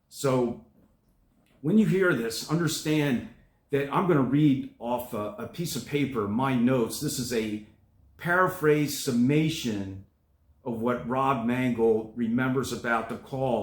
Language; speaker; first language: English; native; English